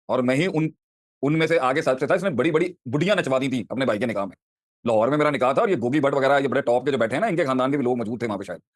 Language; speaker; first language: Urdu; native; Urdu